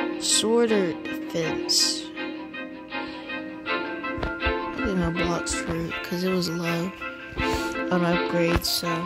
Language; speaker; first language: English; native; English